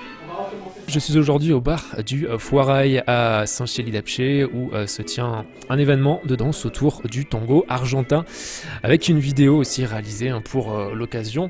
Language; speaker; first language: French; native; French